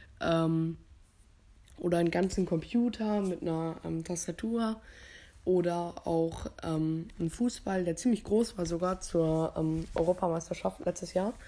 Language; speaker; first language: German; native; German